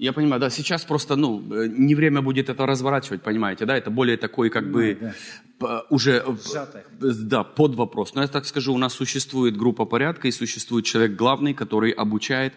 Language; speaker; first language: Russian; native; Russian